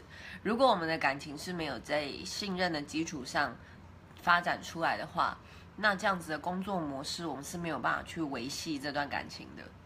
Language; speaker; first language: Chinese; native; Chinese